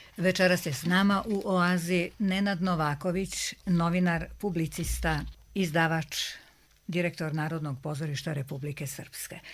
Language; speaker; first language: Serbian; native; Serbian